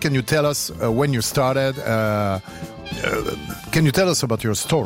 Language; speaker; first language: English; non-native, fluent; French